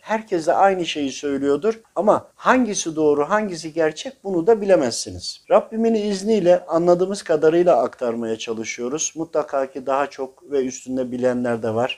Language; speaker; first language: Turkish; native; Turkish